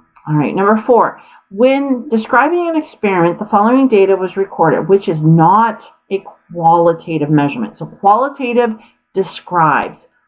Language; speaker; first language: English; native; English